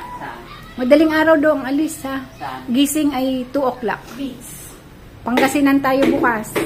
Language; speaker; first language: Filipino; native; Filipino